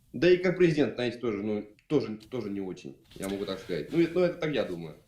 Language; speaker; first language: Russian; native; Russian